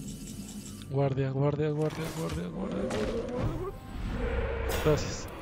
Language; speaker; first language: Spanish; native; Spanish